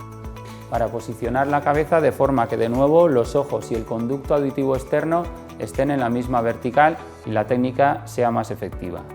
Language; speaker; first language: Spanish; native; Spanish